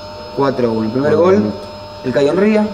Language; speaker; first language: Spanish; native; Spanish